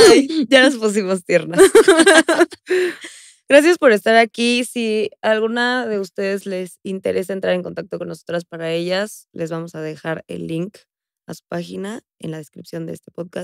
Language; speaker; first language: Spanish; native; Spanish